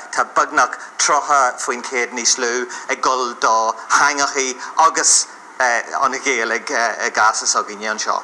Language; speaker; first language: Irish; native; Irish